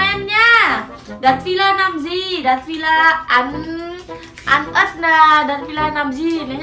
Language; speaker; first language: Vietnamese; non-native, learner; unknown